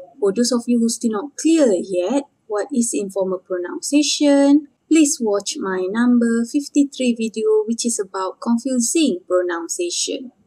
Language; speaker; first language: English; non-native, local second language; Malay